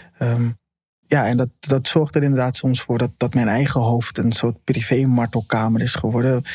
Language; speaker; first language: Dutch; early bilingual, other home language; Papiamento